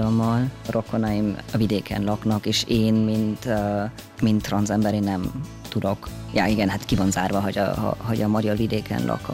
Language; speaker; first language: Hungarian; non-native, fluent; German